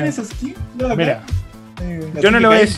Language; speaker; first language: Spanish; native; Spanish